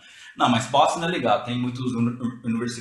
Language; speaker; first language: Portuguese; non-native, learner; English